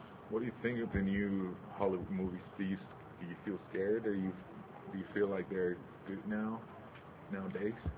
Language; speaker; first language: English; non-native, learner; Spanish